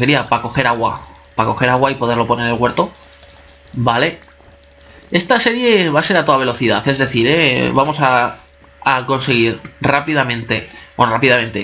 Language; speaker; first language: Spanish; native; Spanish